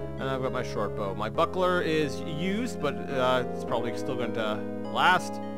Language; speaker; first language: English; native; English